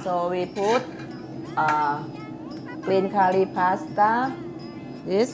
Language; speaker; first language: English; non-native, learner; Thai